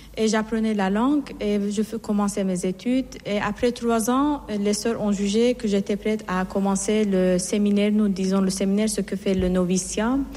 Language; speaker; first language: French; non-native, fluent; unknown